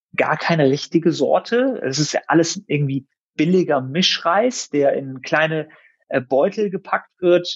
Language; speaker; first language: German; native; German